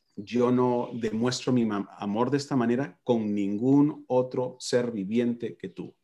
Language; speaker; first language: Spanish; native; Spanish